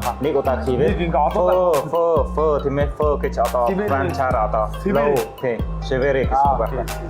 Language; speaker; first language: Mongolian; non-native, learner; Vietnamese